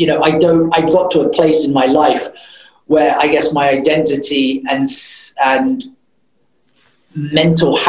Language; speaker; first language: English; native; English